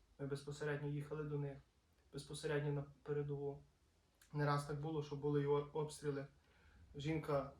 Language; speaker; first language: Ukrainian; native; Ukrainian